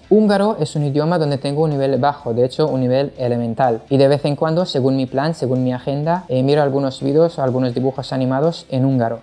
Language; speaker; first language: Spanish; non-native, fluent; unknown